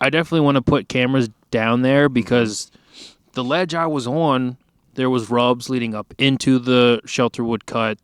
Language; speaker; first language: English; native; English